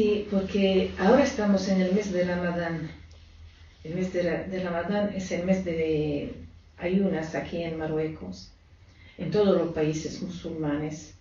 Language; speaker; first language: Spanish; non-native, fluent; Arabic